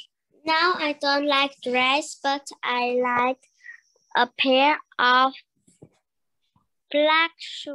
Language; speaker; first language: English; non-native, learner; Vietnamese